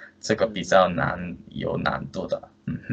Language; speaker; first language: Chinese; non-native, fluent; Korean